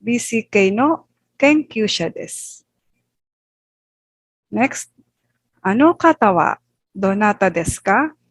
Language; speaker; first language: Japanese; non-native, fluent; Filipino